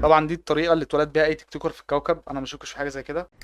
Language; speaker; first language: Arabic; native; Arabic